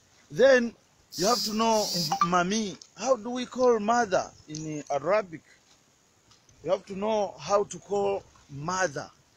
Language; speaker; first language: English; non-native, local second language; Swahili